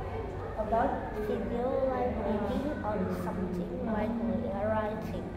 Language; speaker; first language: English; non-native, learner; Indonesian